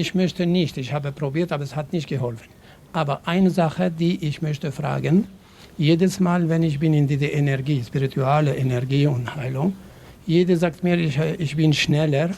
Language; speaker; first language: German; non-native, learner; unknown